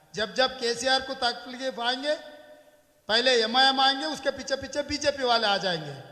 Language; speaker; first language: Hindi; non-native, local second language; Telugu